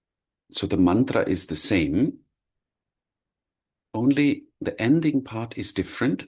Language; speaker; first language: English; non-native, fluent; German